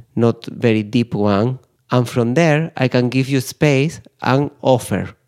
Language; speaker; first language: English; non-native, fluent; Spanish